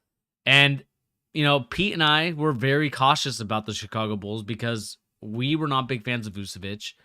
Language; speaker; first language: English; native; English